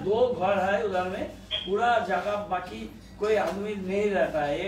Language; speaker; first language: Hindi; non-native, local second language; Bangla